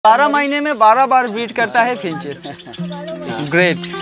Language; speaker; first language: Hindi; non-native, local second language; Bangla